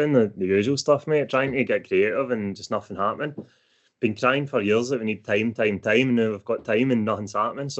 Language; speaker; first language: English; native; English